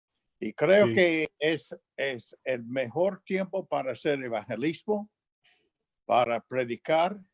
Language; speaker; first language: Spanish; non-native, fluent; English